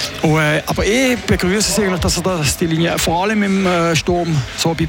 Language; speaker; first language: German; native; German